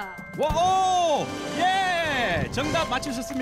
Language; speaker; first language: Korean; non-native, fluent; English